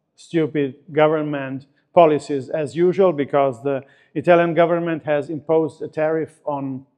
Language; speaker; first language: English; non-native, fluent; Italian